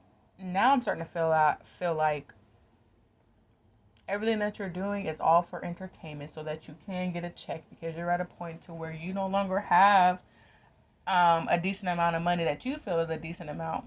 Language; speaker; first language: English; native; English